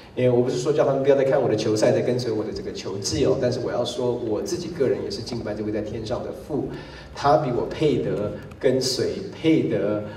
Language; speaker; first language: Chinese; native; Chinese